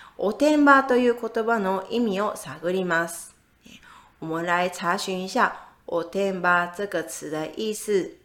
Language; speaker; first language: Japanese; native; Japanese